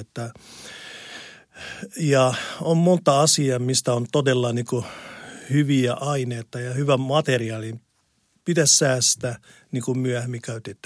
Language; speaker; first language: Finnish; non-native, learner; Arabic